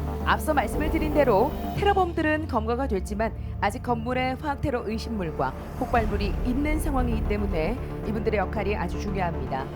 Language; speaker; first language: Korean; native; Korean